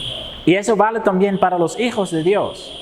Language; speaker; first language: Spanish; non-native, fluent; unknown